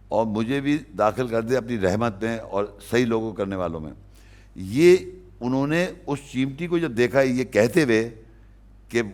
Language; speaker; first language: Urdu; native; Urdu